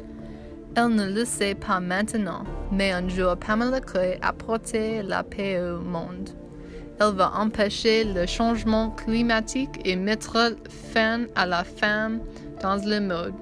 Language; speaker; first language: French; non-native, learner; English